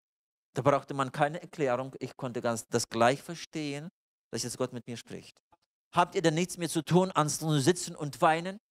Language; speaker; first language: German; non-native, fluent; Russian